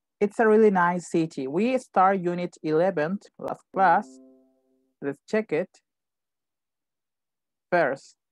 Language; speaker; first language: English; non-native, fluent; Spanish